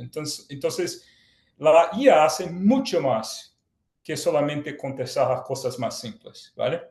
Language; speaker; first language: Spanish; non-native, fluent; Portuguese